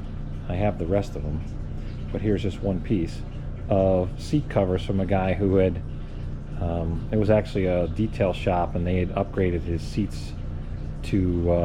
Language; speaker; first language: English; native; English